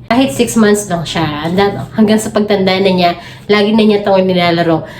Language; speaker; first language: Filipino; non-native, local second language; Cebuano